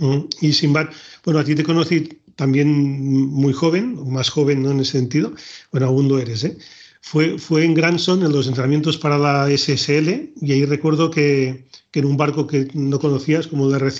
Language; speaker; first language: Spanish; native; Spanish